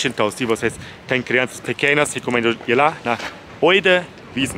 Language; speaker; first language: Portuguese; non-native, fluent; German